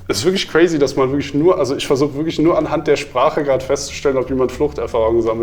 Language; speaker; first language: German; native; German